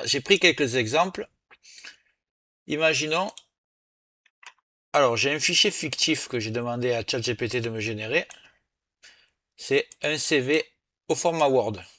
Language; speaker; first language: French; native; French